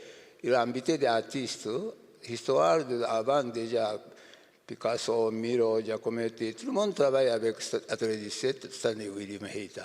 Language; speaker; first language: French; non-native, learner; Japanese